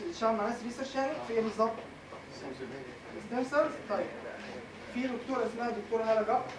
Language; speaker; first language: Arabic; native; Arabic